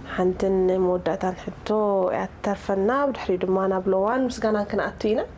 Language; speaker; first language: Tigrinya; native; Tigrinya